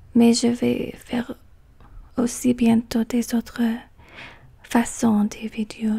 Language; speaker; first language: French; non-native, learner; English